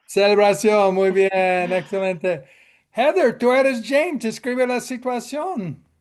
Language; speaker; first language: Spanish; non-native, fluent; English